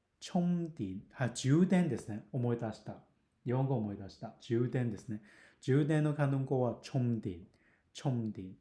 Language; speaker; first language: Japanese; non-native, fluent; Cantonese